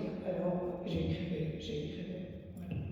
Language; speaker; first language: French; non-native, fluent; Arabic